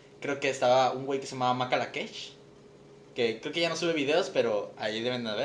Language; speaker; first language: Spanish; native; Spanish